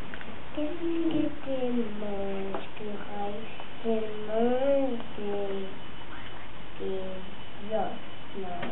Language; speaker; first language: French; non-native, learner; English